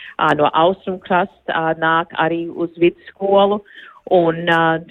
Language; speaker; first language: Latvian; early bilingual, heritage; Latvian